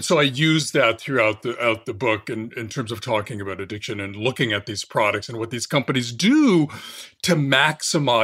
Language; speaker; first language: English; native; English